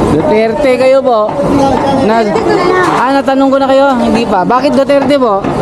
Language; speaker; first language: Filipino; native; Filipino